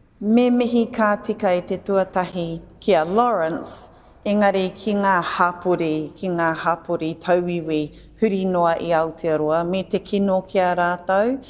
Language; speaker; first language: Māori; non-native, local second language; English